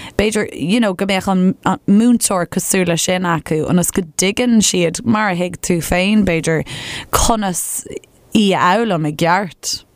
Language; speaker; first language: Irish; non-native, local second language; English